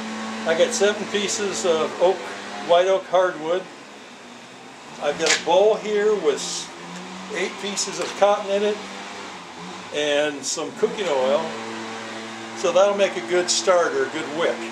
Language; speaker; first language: English; native; English